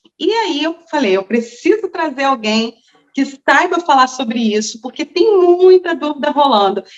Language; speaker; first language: Portuguese; native; Portuguese